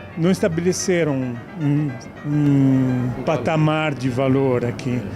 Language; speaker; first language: Portuguese; non-native, fluent; Italian